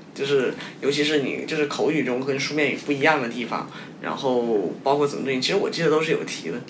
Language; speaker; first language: Chinese; native; Chinese